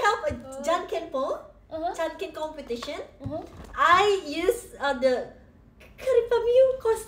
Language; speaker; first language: English; non-native, learner; Indonesian